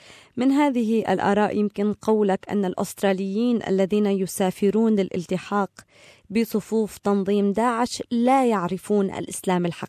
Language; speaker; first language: Arabic; native; Arabic